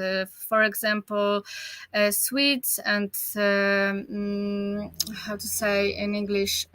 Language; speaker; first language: English; non-native, learner; Polish